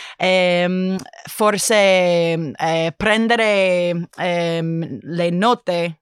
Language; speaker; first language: Italian; non-native, learner; English